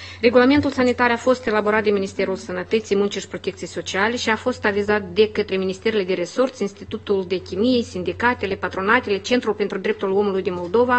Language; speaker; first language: Romanian; native; Romanian